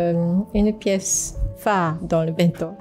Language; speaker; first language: French; non-native, fluent; Japanese